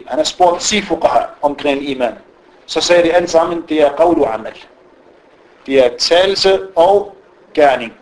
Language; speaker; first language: Danish; non-native, fluent; Arabic